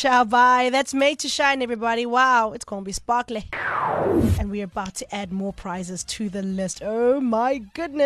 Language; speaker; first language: English; native; English